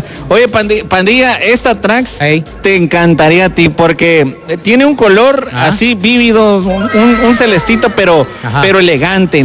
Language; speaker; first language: Spanish; native; Spanish